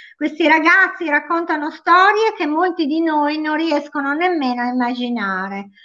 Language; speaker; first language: Italian; native; Italian